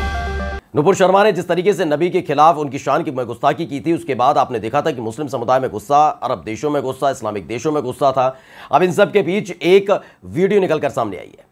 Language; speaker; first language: Hindi; native; Hindi